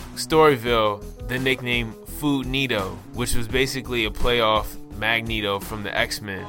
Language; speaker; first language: English; native; English